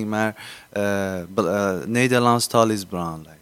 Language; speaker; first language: Dutch; non-native, learner; Persian